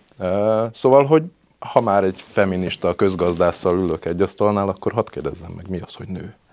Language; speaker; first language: Hungarian; native; Hungarian